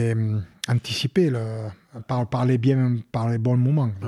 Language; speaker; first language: French; native; French